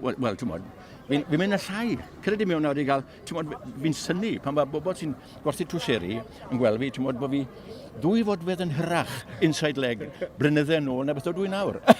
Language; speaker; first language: Welsh; native; Welsh